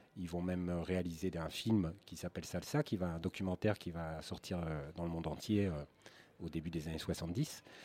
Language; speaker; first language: French; native; French